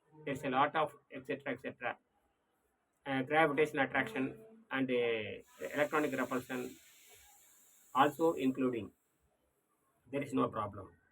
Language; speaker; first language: English; non-native, local second language; Tamil